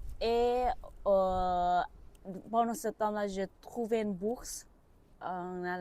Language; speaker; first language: French; non-native, learner; Vietnamese